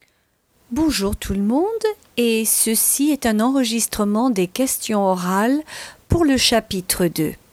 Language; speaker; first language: French; non-native, fluent; English